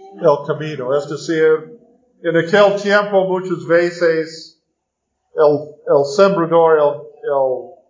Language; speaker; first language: Spanish; non-native, learner; English